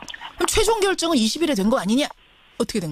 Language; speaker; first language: Korean; native; Korean